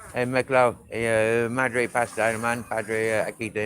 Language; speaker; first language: Spanish; non-native, learner; English